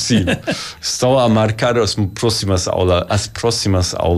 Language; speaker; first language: Portuguese; non-native, learner; German